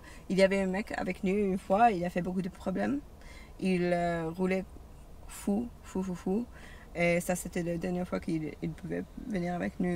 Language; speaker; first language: French; non-native, learner; English